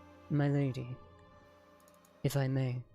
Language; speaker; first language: English; native; English